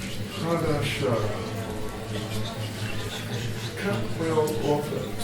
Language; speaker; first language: Russian; non-native, learner; English